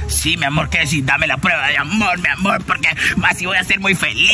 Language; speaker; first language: Spanish; native; Spanish